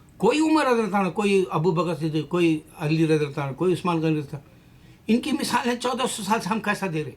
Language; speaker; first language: Urdu; native; Urdu